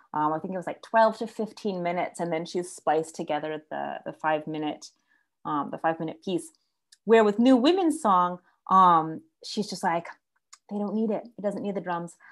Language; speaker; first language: English; native; English